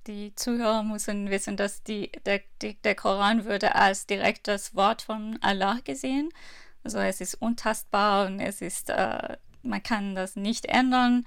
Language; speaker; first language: German; non-native, fluent; Persian